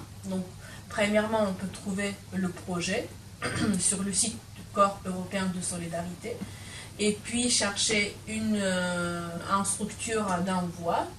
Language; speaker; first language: French; non-native, fluent; Lithuanian